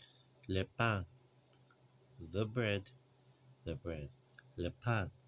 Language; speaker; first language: French; non-native, learner; English